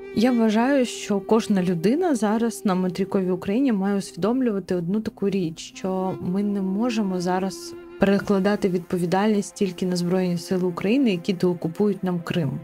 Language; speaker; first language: Ukrainian; non-native, local second language; Crimean Tatar